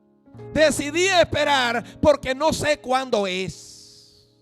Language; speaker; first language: Spanish; native; Spanish